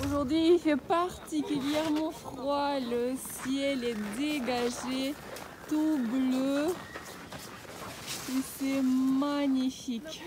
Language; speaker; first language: French; non-native, fluent; Russian